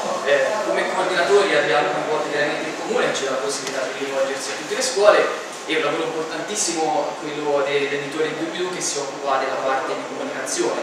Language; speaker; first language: Italian; native; Italian